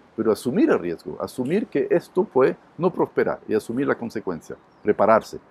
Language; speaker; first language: Spanish; non-native, fluent; French